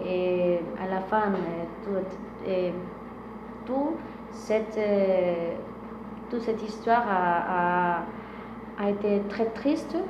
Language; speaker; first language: French; non-native, fluent; Spanish